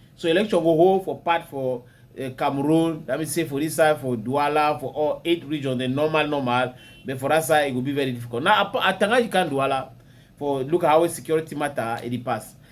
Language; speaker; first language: Nigerian Pidgin; native; Nigerian Pidgin